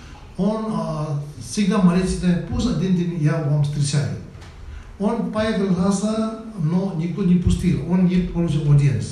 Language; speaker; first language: Russian; non-native, learner; Tibetan